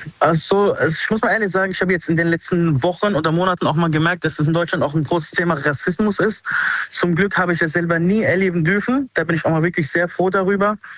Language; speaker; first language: German; early bilingual, other home language; Arabic